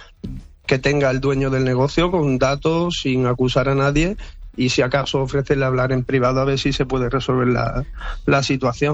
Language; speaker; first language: Spanish; native; Spanish